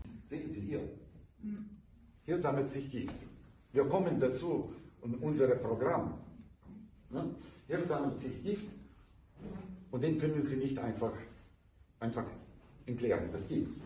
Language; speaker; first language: German; non-native, fluent; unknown